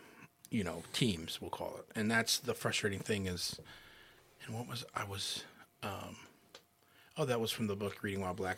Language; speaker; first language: English; native; English